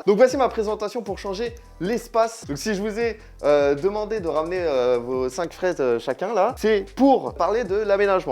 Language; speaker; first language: French; native; French